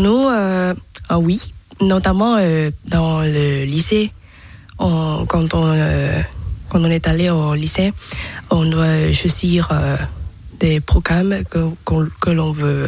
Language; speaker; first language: French; non-native, learner; Thai